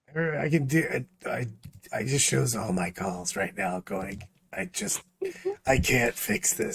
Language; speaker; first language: English; native; English